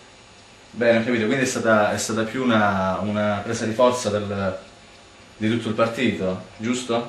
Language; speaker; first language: Italian; native; Italian